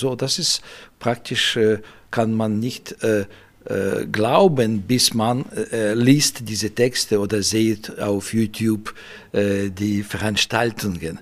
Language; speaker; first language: German; non-native, fluent; Russian